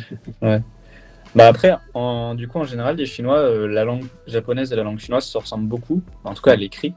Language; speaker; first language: French; native; French